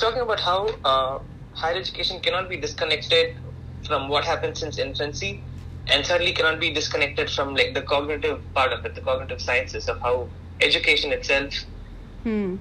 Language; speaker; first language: English; non-native, local second language; Tamil